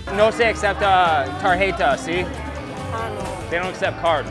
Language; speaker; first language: English; native; English